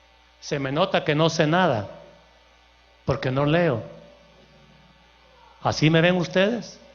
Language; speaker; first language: Spanish; native; Spanish